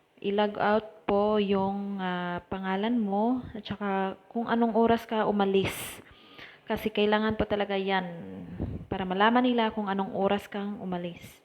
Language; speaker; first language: Filipino; non-native, local second language; Cebuano